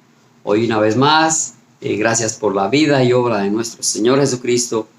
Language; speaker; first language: Spanish; native; Spanish